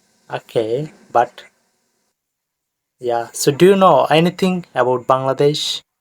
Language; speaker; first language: English; non-native, fluent; Bangla